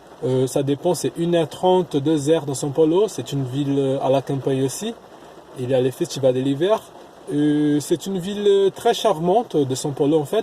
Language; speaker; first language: French; non-native, fluent; Portuguese